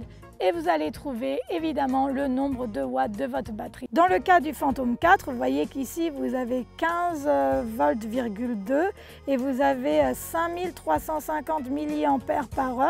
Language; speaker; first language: French; native; French